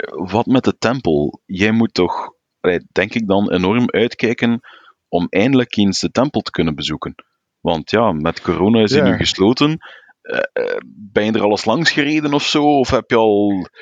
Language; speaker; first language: Dutch; native; Dutch